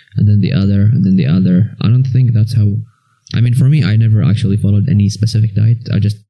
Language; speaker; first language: English; non-native, fluent; Arabic